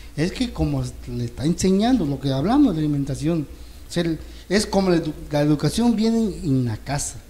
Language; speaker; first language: Spanish; non-native, local second language; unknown